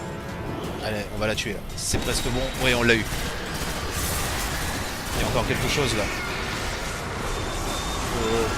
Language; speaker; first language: French; native; French